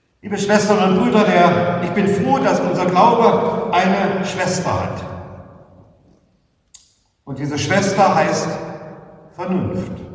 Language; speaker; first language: German; native; German